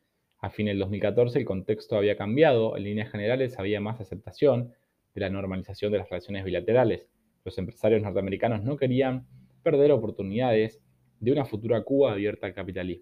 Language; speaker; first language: Spanish; native; Spanish